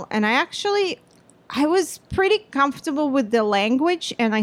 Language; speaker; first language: English; non-native, fluent; Russian